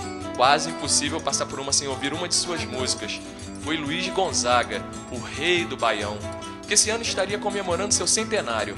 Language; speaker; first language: Portuguese; native; Portuguese